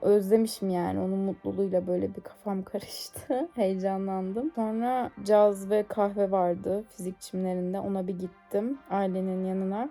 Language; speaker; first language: Turkish; native; Turkish